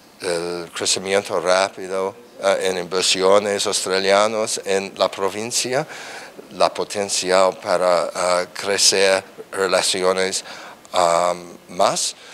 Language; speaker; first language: Spanish; non-native, learner; English